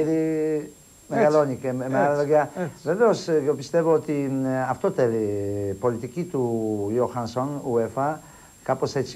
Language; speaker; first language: Greek; non-native, fluent; Polish